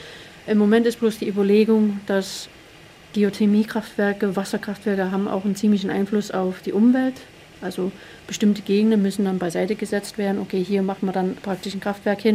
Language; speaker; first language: German; native; German